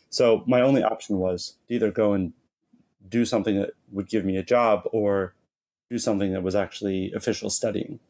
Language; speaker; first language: English; native; English